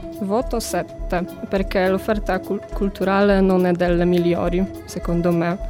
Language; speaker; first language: Italian; non-native, fluent; Polish